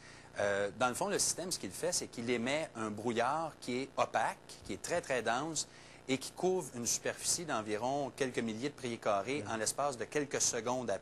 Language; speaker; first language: French; native; French